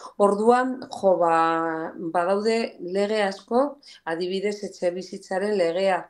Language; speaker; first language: Basque; non-native, local second language; Spanish